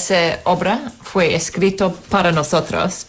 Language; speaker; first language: Spanish; non-native, fluent; English